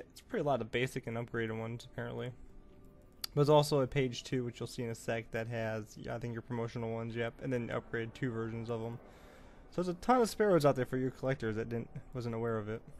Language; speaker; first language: English; native; English